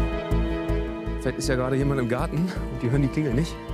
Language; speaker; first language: German; native; German